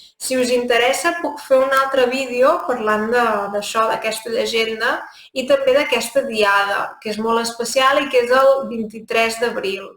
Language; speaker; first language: Catalan; native; Catalan